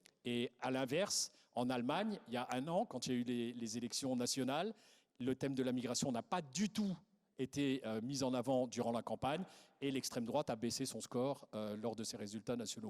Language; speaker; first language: French; native; French